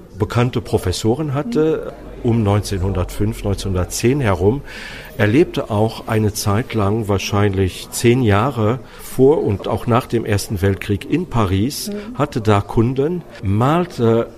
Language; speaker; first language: German; non-native, local second language; Luxembourgish